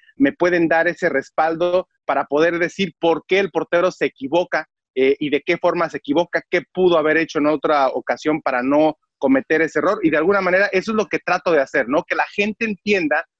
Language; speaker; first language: Spanish; native; Spanish